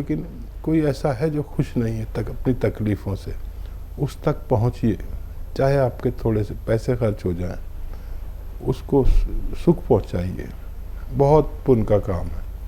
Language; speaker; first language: Hindi; native; Hindi